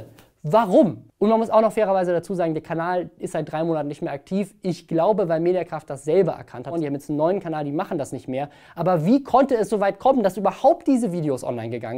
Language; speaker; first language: German; native; German